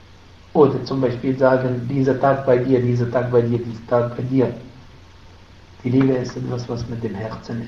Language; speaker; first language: German; non-native, fluent; Arabic